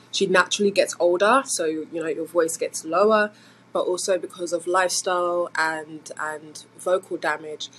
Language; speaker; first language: English; native; English